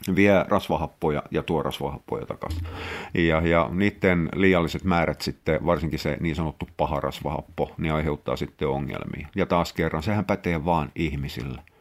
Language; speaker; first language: Finnish; native; Finnish